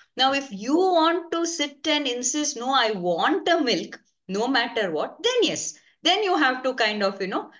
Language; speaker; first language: English; non-native, local second language; Konkani